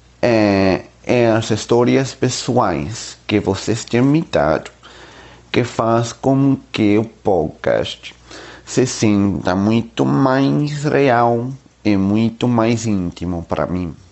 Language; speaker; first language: Portuguese; non-native, learner; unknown